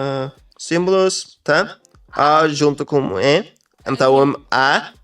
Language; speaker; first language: Portuguese; non-native, learner; English